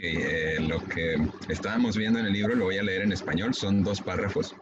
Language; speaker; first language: Spanish; native; Spanish